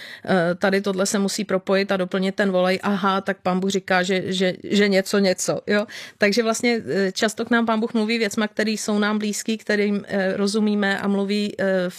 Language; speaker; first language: Czech; native; Czech